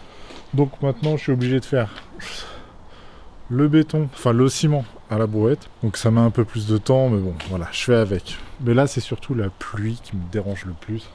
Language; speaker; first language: French; native; French